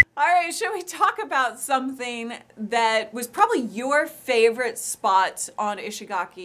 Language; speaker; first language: English; native; English